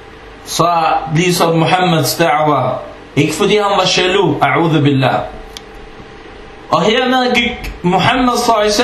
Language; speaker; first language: Danish; non-native, fluent; Arabic